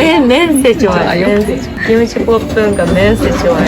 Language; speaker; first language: Korean; non-native, learner; Japanese